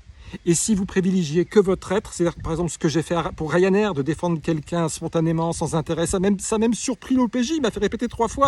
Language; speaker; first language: French; native; French